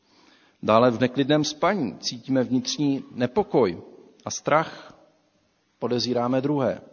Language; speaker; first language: Czech; native; Czech